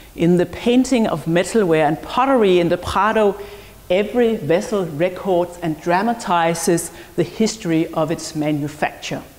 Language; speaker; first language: English; non-native, fluent; Danish